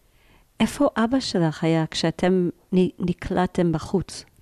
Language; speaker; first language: Hebrew; native; Hebrew